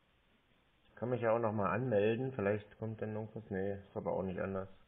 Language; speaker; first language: German; native; German